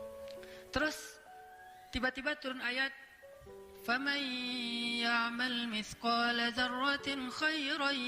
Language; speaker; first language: Indonesian; native; Indonesian